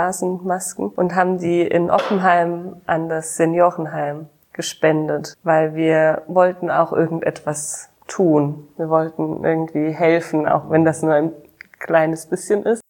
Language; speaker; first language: German; native; German